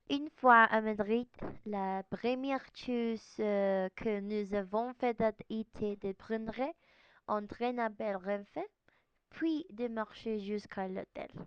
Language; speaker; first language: French; non-native, learner; Spanish